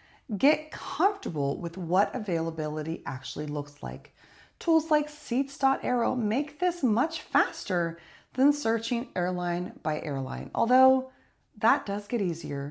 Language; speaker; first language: English; native; English